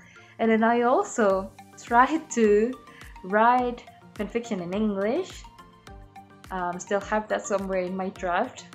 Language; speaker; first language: English; non-native, learner; Indonesian